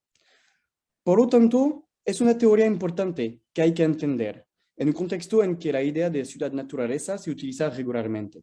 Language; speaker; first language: Spanish; non-native, fluent; French